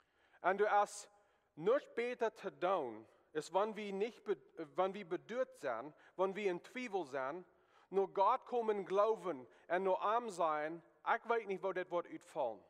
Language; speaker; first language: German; non-native, learner; Plautdietsch